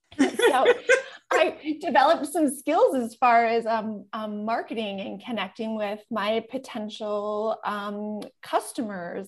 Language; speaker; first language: English; native; English